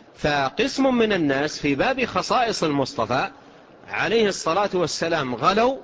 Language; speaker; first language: Arabic; native; Arabic